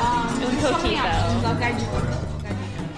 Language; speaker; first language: Spanish; non-native, learner; English